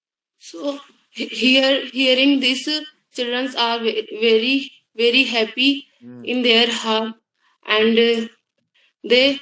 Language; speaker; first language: English; non-native, learner; Hindi